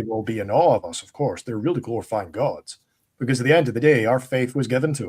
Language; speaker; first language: English; native; English